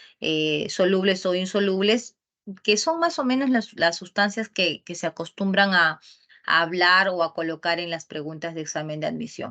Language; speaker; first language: Spanish; native; Spanish